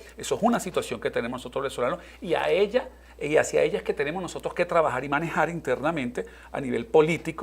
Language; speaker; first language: Spanish; native; Spanish